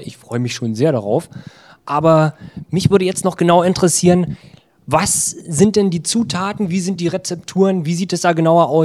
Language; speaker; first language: German; native; German